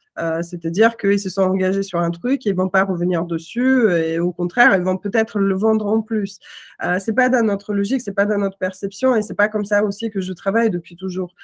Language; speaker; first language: French; non-native, fluent; Russian